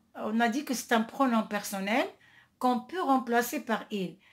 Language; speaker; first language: French; non-native, local second language; Arabic